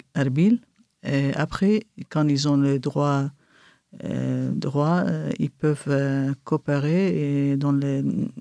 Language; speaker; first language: French; non-native, fluent; Kurdish